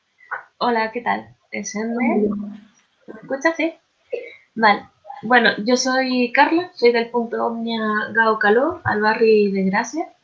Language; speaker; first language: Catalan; non-native, local second language; Spanish